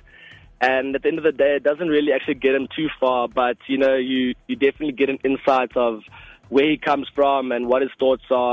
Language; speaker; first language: English; non-native, local second language; Afrikaans